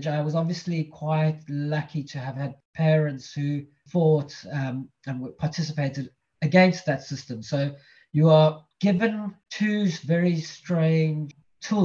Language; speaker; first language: English; native; English